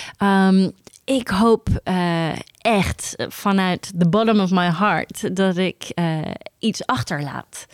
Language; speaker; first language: Dutch; early bilingual, heritage; Dutch